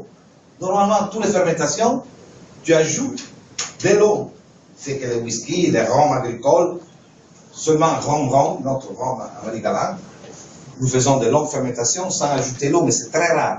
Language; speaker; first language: French; non-native, fluent; Italian